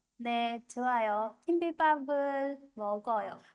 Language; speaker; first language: Korean; non-native, fluent; Spanish